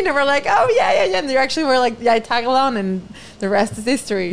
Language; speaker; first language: English; non-native, fluent; Spanish